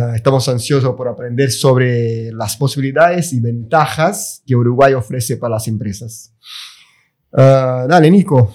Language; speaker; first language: Spanish; non-native, fluent; Portuguese